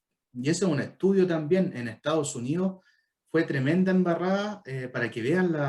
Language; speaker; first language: Spanish; native; Spanish